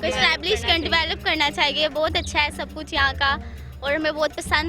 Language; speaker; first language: Hindi; non-native, local second language; Punjabi